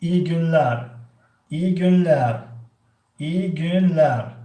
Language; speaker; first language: Turkish; non-native, fluent; Tajik